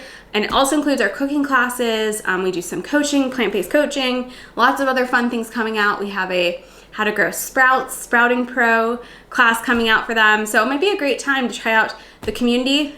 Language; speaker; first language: English; native; English